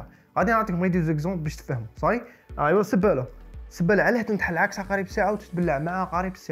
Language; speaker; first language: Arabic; native; Arabic